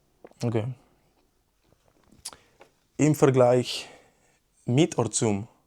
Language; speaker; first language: German; non-native, learner; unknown